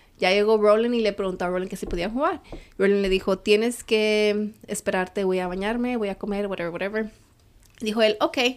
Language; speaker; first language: Spanish; early bilingual, heritage; Spanish